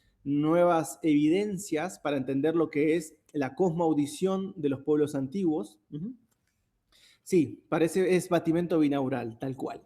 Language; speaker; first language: Spanish; native; Spanish